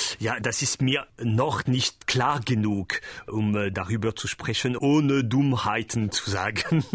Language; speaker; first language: German; non-native, learner; French